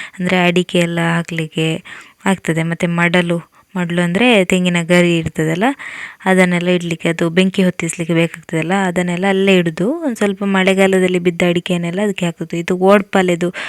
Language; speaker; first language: Kannada; non-native, local second language; Tulu